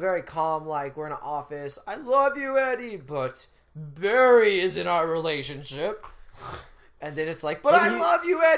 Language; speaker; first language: English; native; English